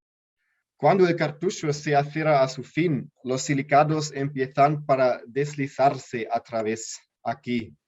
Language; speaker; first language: Spanish; non-native, learner; German